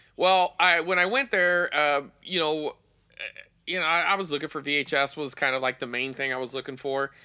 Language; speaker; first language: English; native; English